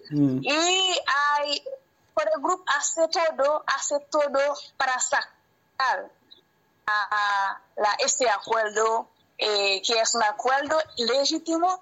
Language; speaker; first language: Spanish; non-native, learner; Haitian Creole